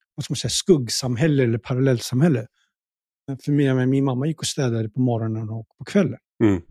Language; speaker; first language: Swedish; early bilingual, other home language; Punjabi